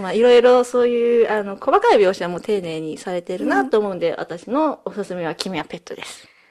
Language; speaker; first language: Japanese; early bilingual, heritage; Japanese